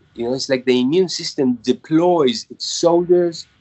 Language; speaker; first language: English; non-native, fluent; Spanish